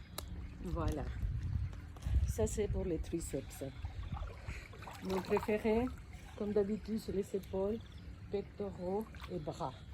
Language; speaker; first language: French; non-native, fluent; Spanish